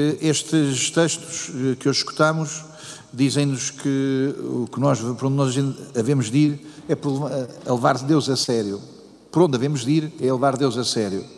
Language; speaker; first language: Portuguese; native; Portuguese